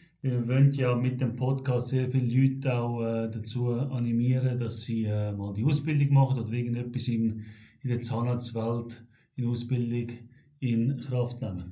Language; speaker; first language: German; early bilingual, other home language; Albanian